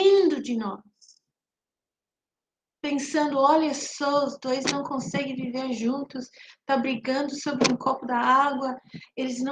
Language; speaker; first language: Portuguese; non-native, fluent; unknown